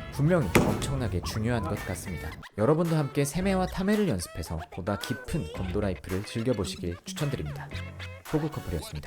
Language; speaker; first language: Korean; native; Korean